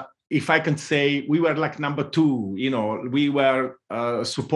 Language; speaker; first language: English; non-native, fluent; Italian